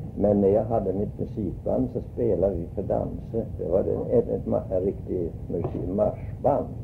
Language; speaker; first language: Swedish; early bilingual, heritage; Swedish